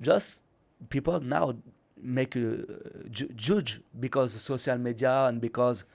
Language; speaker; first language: English; non-native, learner; French